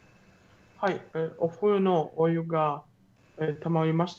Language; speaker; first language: Japanese; non-native, learner; German